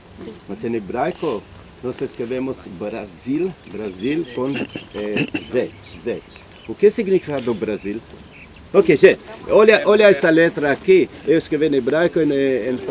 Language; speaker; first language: Portuguese; non-native, learner; Hebrew